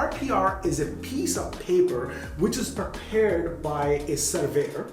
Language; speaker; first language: English; non-native, fluent; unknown